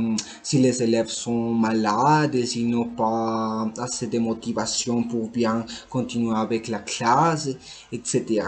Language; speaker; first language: French; non-native, learner; Spanish